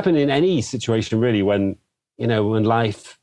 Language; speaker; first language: English; native; English